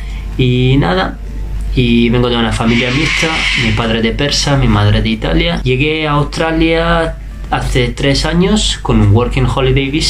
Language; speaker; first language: Spanish; non-native, fluent; Italian